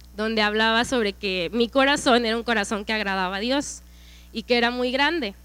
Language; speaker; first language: Spanish; native; Spanish